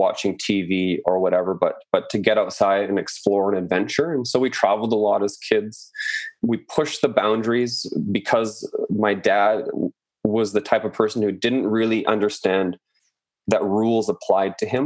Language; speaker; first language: English; native; English